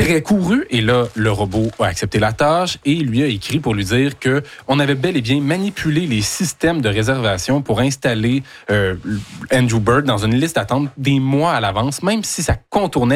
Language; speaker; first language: French; native; French